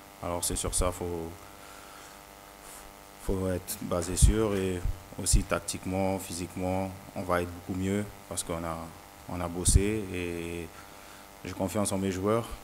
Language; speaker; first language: French; early bilingual, heritage; French